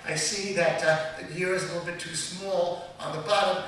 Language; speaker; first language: English; native; English